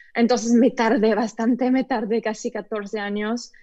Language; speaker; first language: Spanish; early bilingual, other home language; French